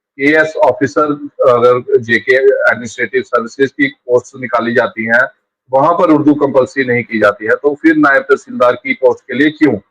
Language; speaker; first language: Hindi; non-native, local second language; Dogri